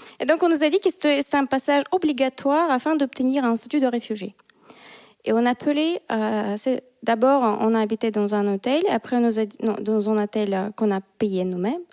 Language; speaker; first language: French; non-native, fluent; Russian